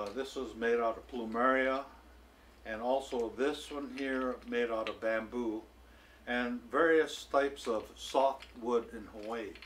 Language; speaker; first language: English; native; English